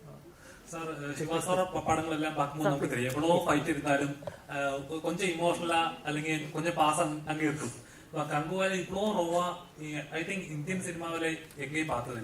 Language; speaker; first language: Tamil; non-native, local second language; Malayalam